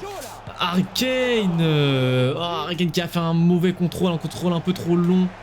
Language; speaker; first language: French; native; French